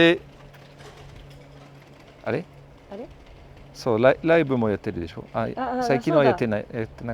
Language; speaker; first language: Japanese; non-native, fluent; French